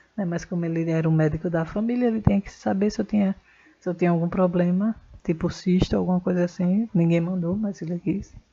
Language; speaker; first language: Portuguese; native; Portuguese